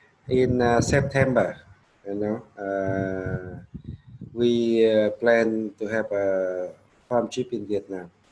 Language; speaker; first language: English; non-native, learner; Vietnamese